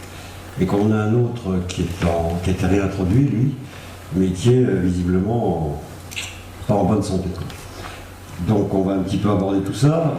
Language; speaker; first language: French; native; French